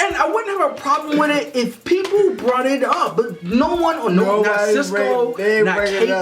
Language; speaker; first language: English; native; English